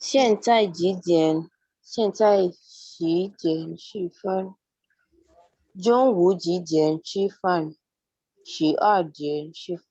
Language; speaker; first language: Chinese; non-native, learner; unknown